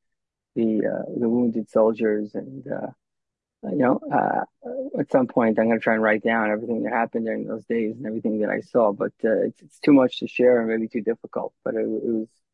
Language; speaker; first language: English; native; English